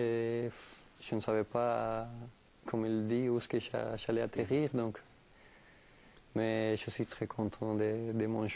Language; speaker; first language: French; non-native, fluent; Spanish